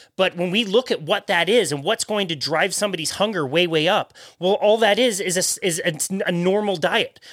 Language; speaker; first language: English; native; English